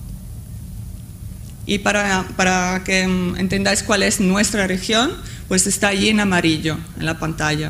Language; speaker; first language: Spanish; non-native, fluent; Italian